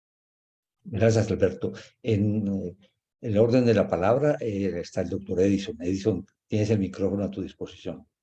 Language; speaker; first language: Spanish; native; Spanish